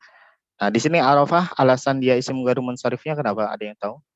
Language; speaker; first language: Indonesian; native; Indonesian